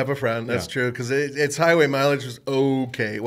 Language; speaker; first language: English; native; English